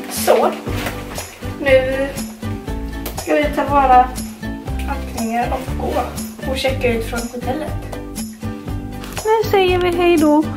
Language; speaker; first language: Swedish; native; Swedish